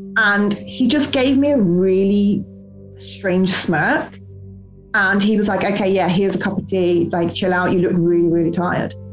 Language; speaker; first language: English; native; English